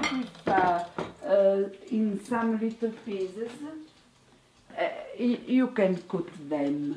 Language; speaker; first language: English; non-native, learner; Italian